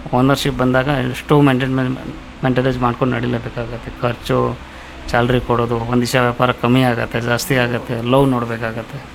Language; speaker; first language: Kannada; non-native, fluent; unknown